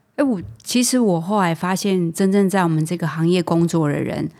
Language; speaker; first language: Chinese; native; Chinese